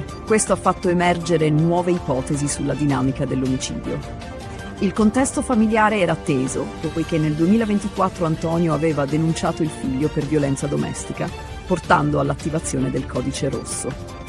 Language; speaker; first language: Italian; native; Italian